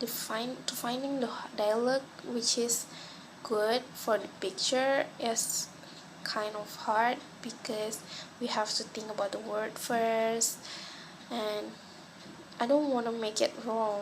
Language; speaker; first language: English; non-native, local second language; Malay